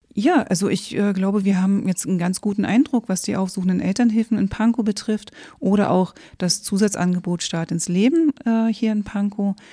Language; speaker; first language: German; native; German